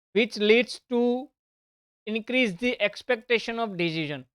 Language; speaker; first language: English; non-native, local second language; Gujarati